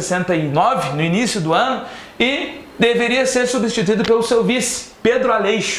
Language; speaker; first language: Portuguese; native; Portuguese